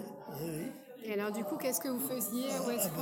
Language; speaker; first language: French; native; French